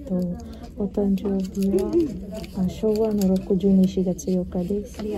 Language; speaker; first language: Japanese; non-native, fluent; Filipino